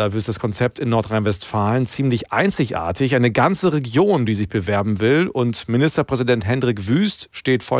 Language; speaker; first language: German; native; German